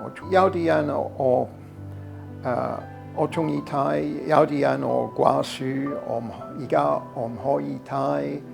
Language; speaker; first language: Cantonese; non-native, learner; English